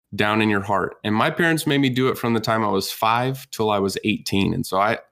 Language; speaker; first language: English; native; English